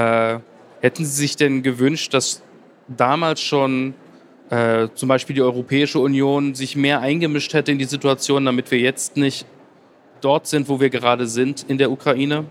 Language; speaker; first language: German; native; German